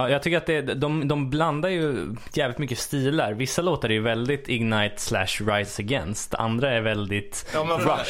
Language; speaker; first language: Swedish; native; Swedish